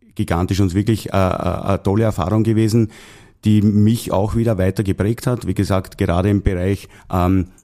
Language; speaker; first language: German; native; German